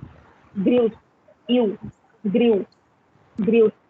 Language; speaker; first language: German; non-native, learner; Hindi